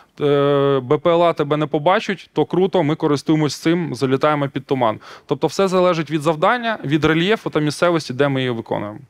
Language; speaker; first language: Ukrainian; non-native, local second language; Russian